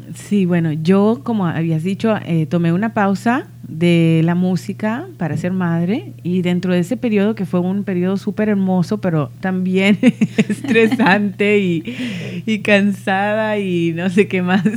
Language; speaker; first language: Spanish; early bilingual, heritage; Spanish